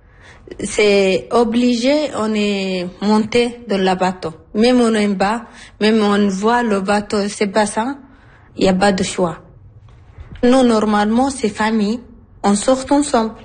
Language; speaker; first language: French; non-native, learner; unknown